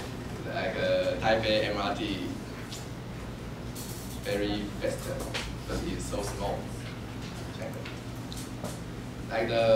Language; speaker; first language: English; non-native, learner; Chinese